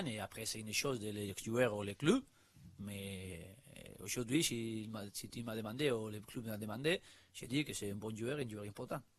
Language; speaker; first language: French; non-native, learner; Spanish